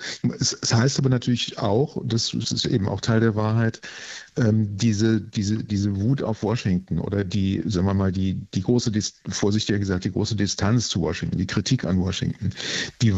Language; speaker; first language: German; native; German